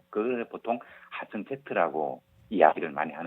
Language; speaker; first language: Korean; native; Korean